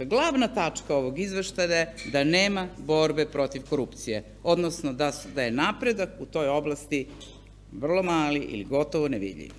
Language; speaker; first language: Serbian; native; Serbian